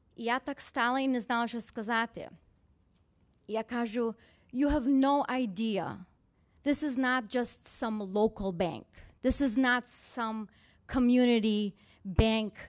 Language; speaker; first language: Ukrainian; early bilingual, heritage; Ukrainian